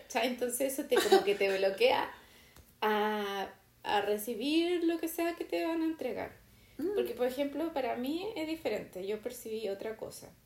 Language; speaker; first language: Spanish; native; Spanish